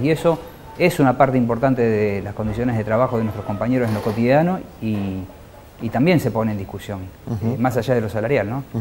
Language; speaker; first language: Spanish; native; Spanish